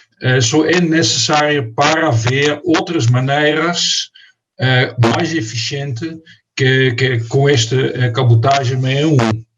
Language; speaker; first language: Portuguese; non-native, fluent; Dutch